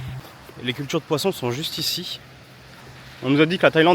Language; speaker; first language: French; native; French